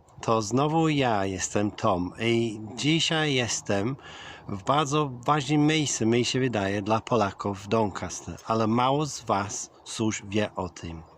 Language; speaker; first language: Polish; early bilingual, heritage; English